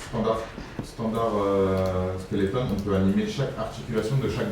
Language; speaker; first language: French; native; French